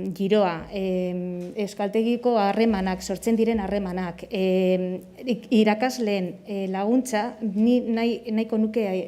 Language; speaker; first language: Basque; non-native, local second language; Spanish